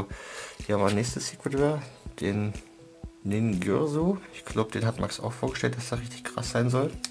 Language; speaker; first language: German; native; German